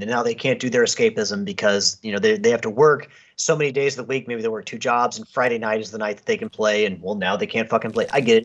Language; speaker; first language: English; native; English